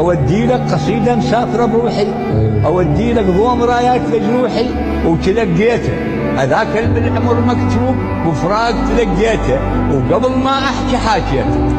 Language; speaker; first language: Arabic; native; Arabic